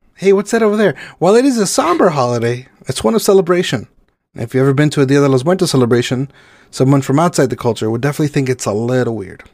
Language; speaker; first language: English; non-native, fluent; Spanish